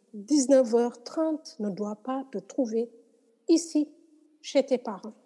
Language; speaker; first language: French; non-native, local second language; Wolof